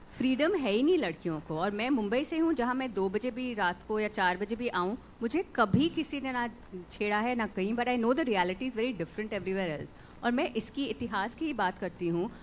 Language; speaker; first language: Hindi; native; Hindi